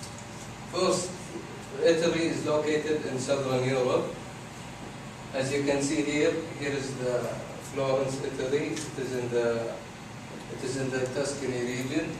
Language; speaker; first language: English; non-native, fluent; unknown